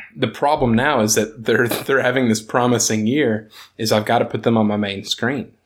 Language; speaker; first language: English; native; English